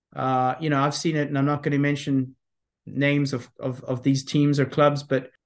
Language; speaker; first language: English; native; English